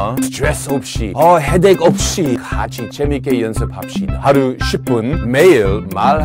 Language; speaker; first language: Korean; non-native, fluent; English